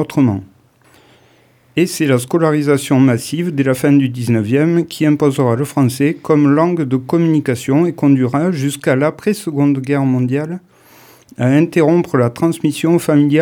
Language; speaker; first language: French; native; French